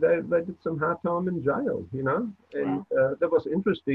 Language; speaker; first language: English; non-native, fluent; German